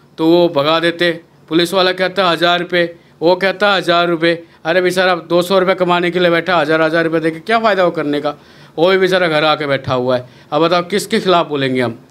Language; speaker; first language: Hindi; native; Hindi